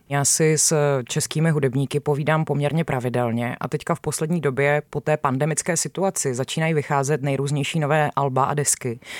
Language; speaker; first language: Czech; native; Czech